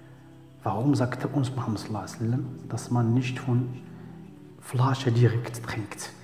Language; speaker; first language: German; non-native, learner; Arabic